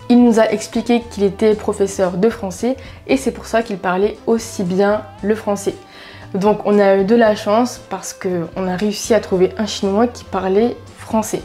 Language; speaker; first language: French; native; French